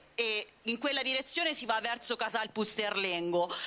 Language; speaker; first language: Italian; native; Italian